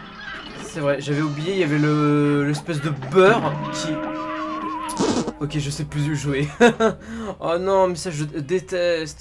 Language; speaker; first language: French; native; French